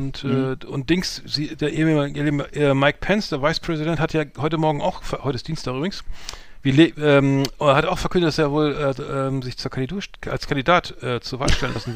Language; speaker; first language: German; native; German